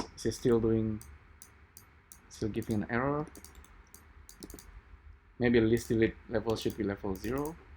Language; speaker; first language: English; non-native, fluent; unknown